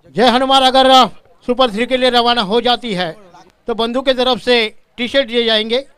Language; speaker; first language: Hindi; non-native, local second language; Marathi